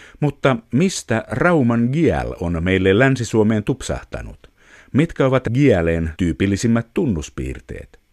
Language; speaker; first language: Finnish; native; Finnish